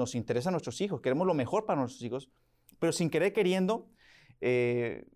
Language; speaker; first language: Spanish; early bilingual, heritage; Spanish